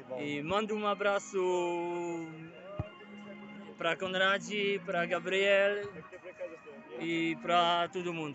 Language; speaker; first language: Portuguese; non-native, learner; Polish